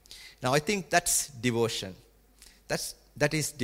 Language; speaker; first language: English; non-native, local second language; Tamil